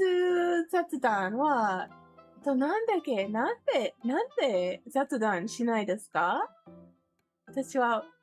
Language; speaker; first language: Japanese; non-native, learner; English